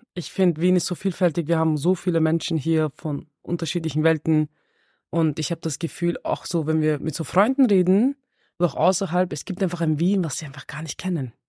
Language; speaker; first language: German; early bilingual, other home language; Turkish